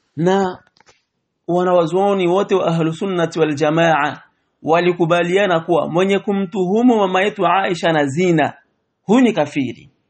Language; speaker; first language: Swahili; native; Swahili